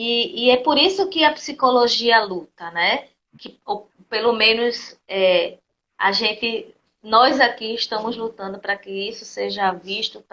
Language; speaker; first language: Portuguese; native; Portuguese